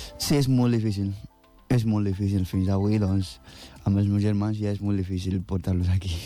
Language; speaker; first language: Catalan; non-native, fluent; Akan